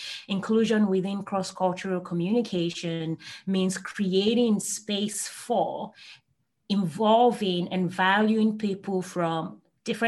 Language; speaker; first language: English; non-native, local second language; Igbo